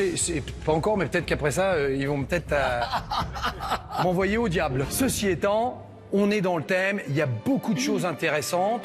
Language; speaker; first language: French; native; French